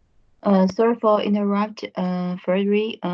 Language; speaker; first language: English; non-native, fluent; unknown